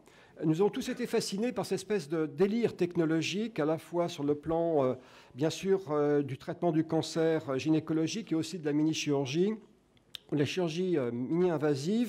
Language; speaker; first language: French; native; French